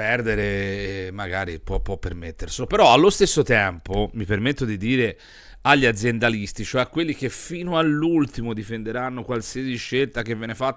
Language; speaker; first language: Italian; native; Italian